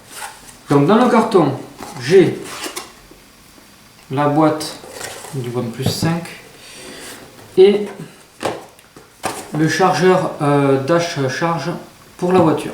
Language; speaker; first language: French; native; French